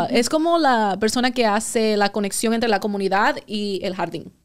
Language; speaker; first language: Spanish; early bilingual, heritage; Spanish